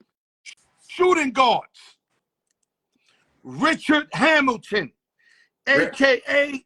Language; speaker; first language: English; native; English